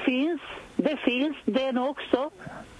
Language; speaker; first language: Swedish; non-native, fluent; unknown